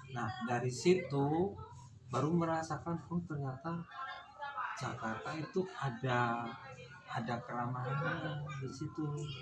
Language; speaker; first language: Indonesian; non-native, local second language; Javanese